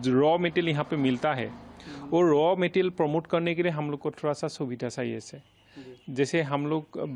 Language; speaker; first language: Hindi; non-native, local second language; Assamese